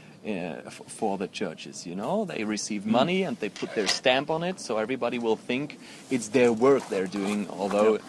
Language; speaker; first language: English; non-native, fluent; German